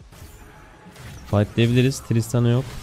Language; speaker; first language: Turkish; native; Turkish